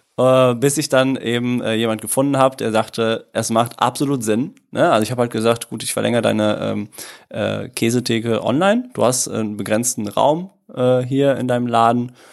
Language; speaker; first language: German; early bilingual, other home language; Italian